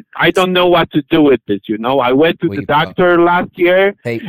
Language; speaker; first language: English; non-native, learner; Polish